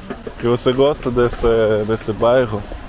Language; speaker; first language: Portuguese; non-native, learner; Russian